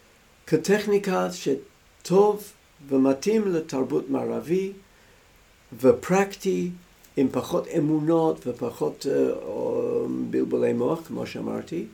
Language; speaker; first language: Hebrew; non-native, fluent; English